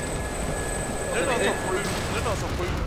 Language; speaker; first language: Swedish; native; Swedish